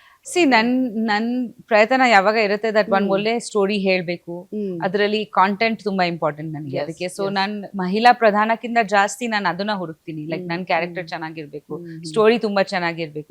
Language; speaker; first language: Kannada; non-native, local second language; Bangla